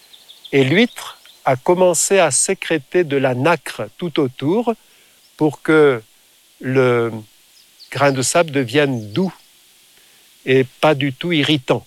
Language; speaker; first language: French; native; French